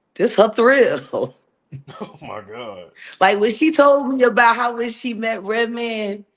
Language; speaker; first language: English; native; English